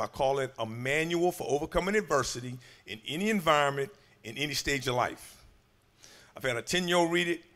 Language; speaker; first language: English; native; English